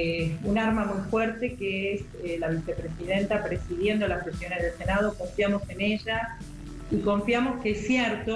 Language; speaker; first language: Spanish; native; Spanish